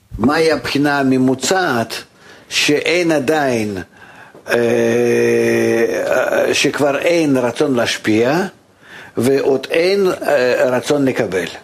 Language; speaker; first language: Hebrew; non-native, fluent; Russian